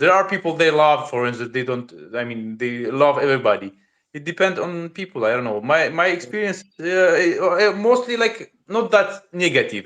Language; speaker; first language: English; non-native, learner; Russian